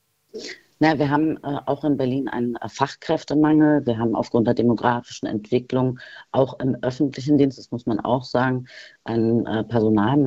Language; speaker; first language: German; early bilingual, other home language; Turkish